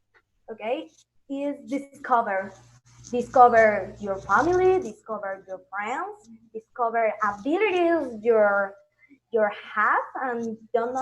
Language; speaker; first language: English; non-native, learner; Spanish